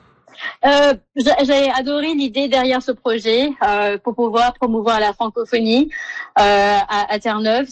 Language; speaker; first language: French; non-native, local second language; Morisyen